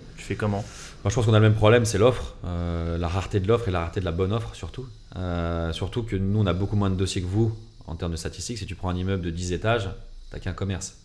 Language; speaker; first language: French; native; French